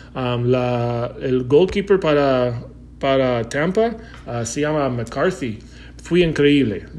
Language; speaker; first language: Spanish; non-native, learner; English